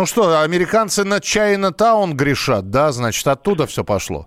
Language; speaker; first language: Russian; native; Russian